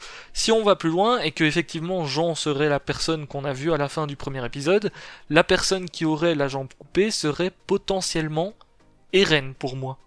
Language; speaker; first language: French; native; French